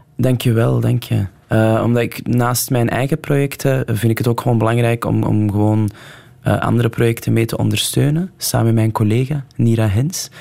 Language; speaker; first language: Dutch; non-native, local second language; Arabic